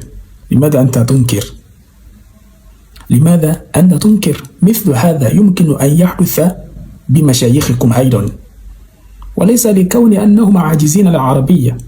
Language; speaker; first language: Arabic; non-native, fluent; Yoruba